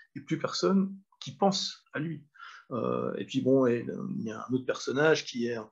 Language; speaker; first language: French; native; French